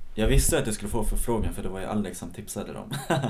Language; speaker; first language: Swedish; native; Swedish